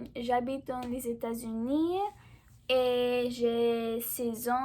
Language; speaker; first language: French; non-native, learner; English